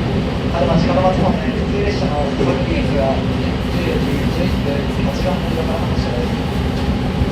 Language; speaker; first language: Japanese; native; Japanese